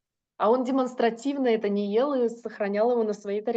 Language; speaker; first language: Russian; native; Russian